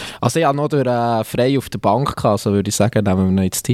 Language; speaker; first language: German; native; German